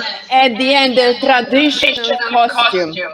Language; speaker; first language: English; non-native, learner; Hungarian